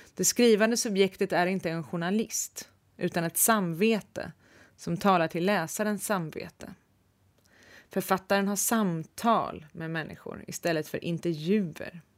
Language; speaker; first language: Swedish; native; Swedish